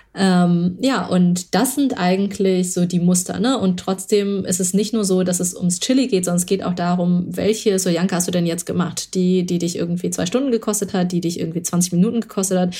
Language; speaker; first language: German; early bilingual, other home language; Chinese